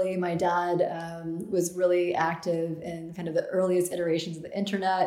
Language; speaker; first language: English; native; English